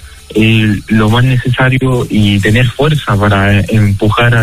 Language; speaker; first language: Spanish; native; Spanish